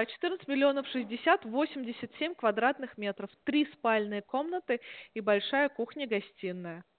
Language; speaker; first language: Russian; native; Russian